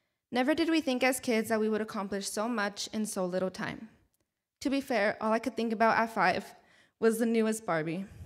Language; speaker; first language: English; early bilingual, other home language; Spanish